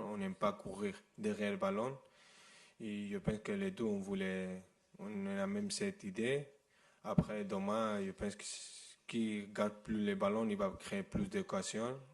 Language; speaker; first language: French; non-native, fluent; Spanish